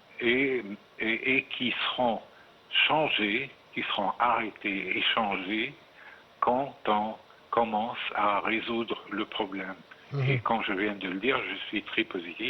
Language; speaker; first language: French; non-native, fluent; Arabic